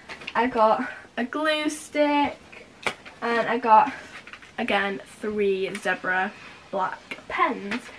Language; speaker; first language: English; native; English